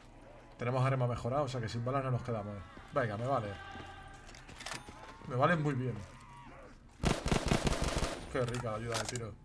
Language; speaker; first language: Spanish; native; Spanish